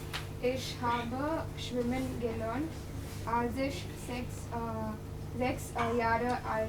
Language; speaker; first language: German; non-native, learner; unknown